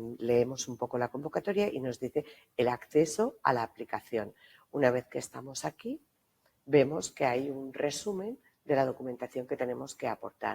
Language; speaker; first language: Spanish; native; Spanish